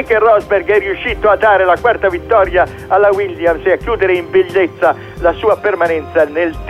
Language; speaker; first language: Italian; native; Italian